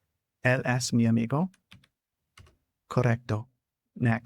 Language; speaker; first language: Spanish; non-native, learner; English